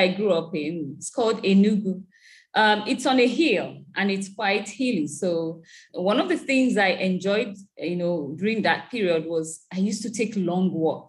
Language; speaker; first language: English; non-native, local second language; Igbo